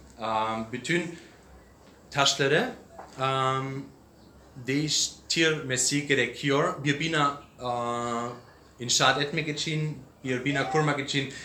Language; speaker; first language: Turkish; non-native, learner; English